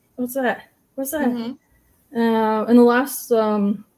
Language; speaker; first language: English; native; English